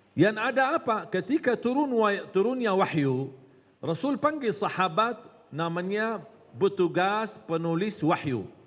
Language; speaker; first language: Malay; non-native, fluent; Arabic